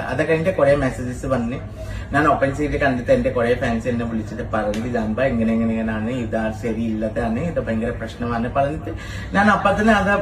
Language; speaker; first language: Malayalam; non-native, local second language; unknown